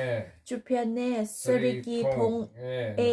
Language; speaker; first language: Korean; non-native, learner; Thai